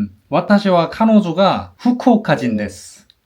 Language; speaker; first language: Japanese; non-native, learner; Korean